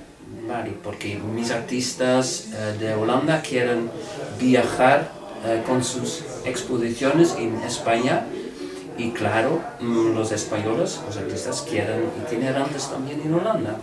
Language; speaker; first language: Spanish; non-native, fluent; Dutch